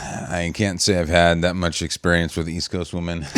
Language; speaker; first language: English; native; English